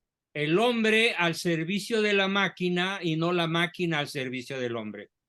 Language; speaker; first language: Spanish; native; Spanish